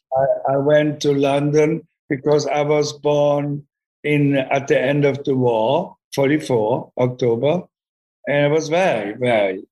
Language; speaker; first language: English; non-native, fluent; German